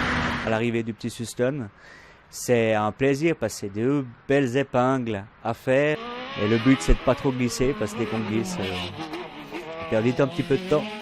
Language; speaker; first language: French; native; French